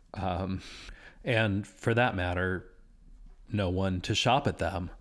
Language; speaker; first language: English; native; English